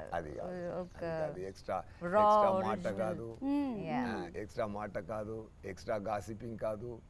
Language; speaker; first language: Telugu; non-native, fluent; Tamil